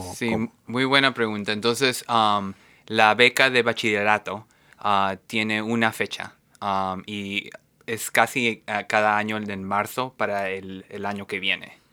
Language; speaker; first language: Spanish; native; Spanish